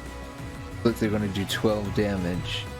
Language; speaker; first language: English; native; English